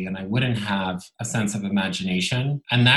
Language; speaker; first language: English; non-native, fluent; Italian